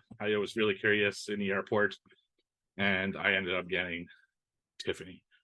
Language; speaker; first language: English; native; English